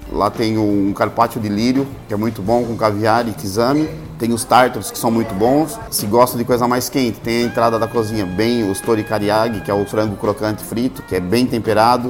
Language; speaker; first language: Portuguese; native; Portuguese